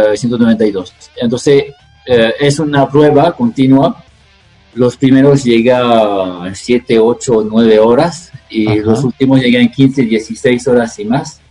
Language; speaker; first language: Spanish; non-native, fluent; French